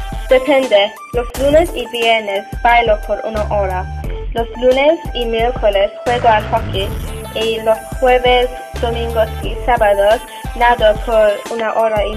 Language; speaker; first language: Spanish; non-native, learner; English